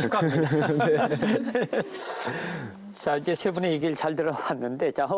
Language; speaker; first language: Korean; native; Korean